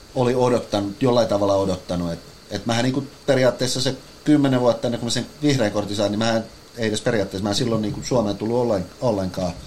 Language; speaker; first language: English; non-native, fluent; Finnish